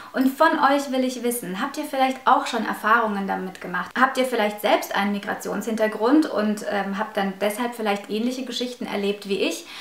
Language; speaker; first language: German; early bilingual, other home language; Russian